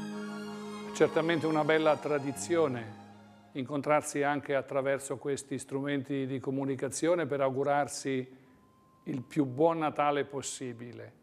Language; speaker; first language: Italian; native; Italian